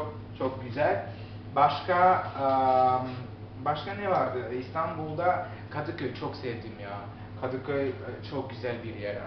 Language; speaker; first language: Turkish; non-native, learner; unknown